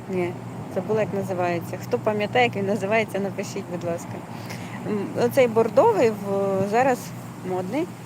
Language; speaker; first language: Ukrainian; native; Ukrainian